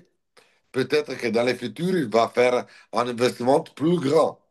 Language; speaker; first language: French; non-native, learner; Italian